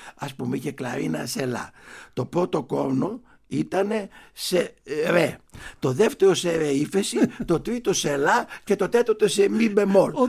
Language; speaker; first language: Greek; early bilingual, heritage; Greek